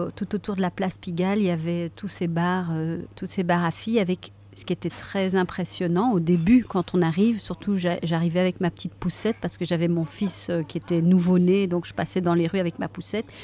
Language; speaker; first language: French; native; French